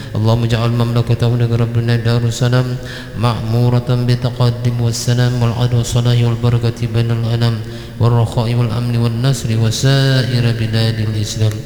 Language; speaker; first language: Arabic; non-native, fluent; Malay